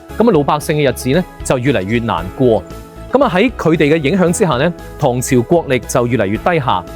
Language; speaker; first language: Cantonese; native; Cantonese